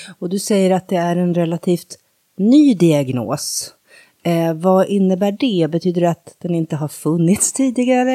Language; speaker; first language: Swedish; native; Swedish